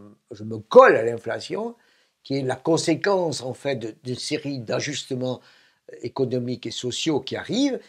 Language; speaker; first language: French; native; French